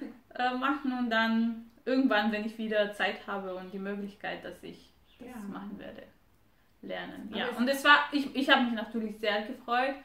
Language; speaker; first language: German; non-native, fluent; Romanian